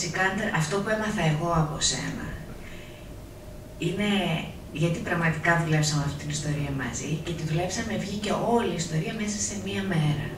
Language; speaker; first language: Greek; native; Greek